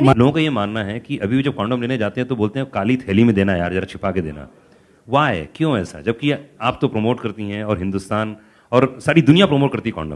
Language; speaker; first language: Hindi; native; Hindi